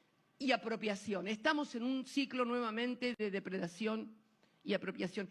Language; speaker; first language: Spanish; native; Spanish